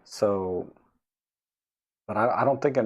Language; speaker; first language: English; native; English